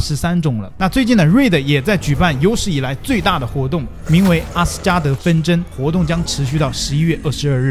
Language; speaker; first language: Chinese; native; Chinese